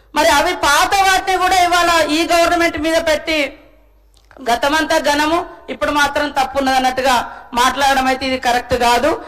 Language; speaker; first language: Telugu; native; Telugu